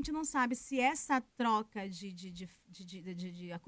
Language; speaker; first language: Portuguese; native; Portuguese